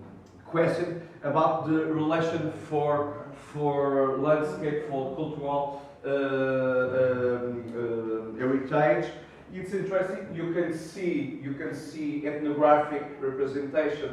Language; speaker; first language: English; non-native, learner; Portuguese